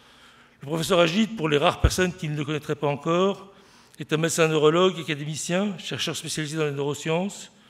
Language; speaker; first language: French; native; French